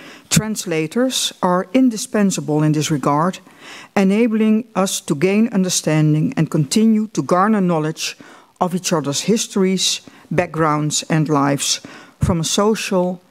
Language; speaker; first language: English; non-native, fluent; Dutch